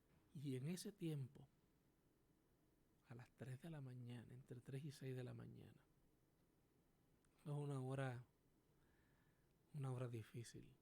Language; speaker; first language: Spanish; native; Spanish